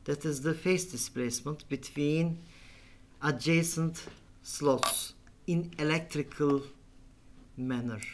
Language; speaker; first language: English; non-native, fluent; Turkish